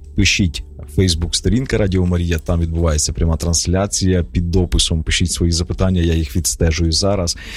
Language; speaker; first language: Ukrainian; native; Ukrainian